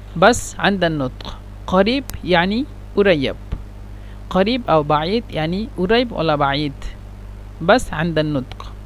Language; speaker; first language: Egyptian Arabic; non-native, learner; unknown